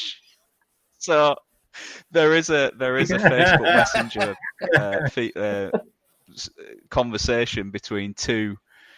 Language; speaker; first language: English; native; English